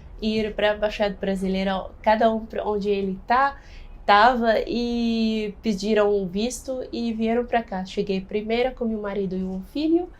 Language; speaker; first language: Portuguese; non-native, fluent; Arabic